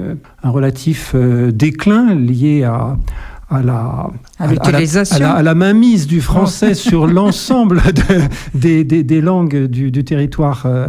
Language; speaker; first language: French; native; French